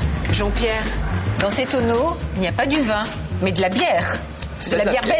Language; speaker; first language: French; native; French